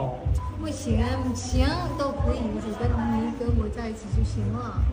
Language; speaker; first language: Chinese; non-native, learner; Vietnamese